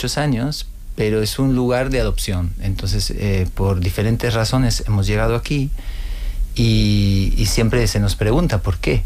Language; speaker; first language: Spanish; non-native, fluent; Portuguese